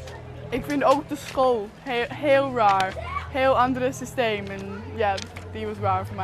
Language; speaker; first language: Dutch; non-native, learner; English